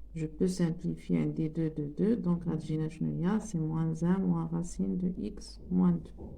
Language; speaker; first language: French; non-native, local second language; Arabic